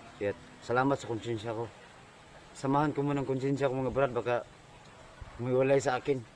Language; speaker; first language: Filipino; non-native, local second language; Cebuano